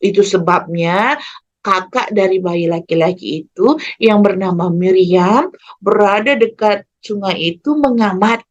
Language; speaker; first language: Indonesian; native; Indonesian